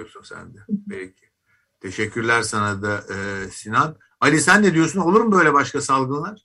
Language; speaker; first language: Turkish; native; Turkish